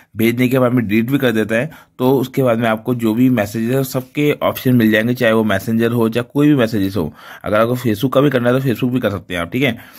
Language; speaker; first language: Hindi; native; Hindi